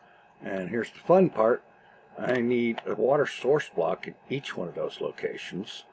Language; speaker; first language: English; native; English